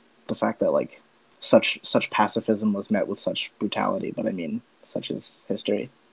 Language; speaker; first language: English; native; English